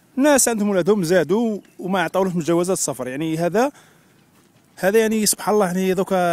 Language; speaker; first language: Arabic; native; Arabic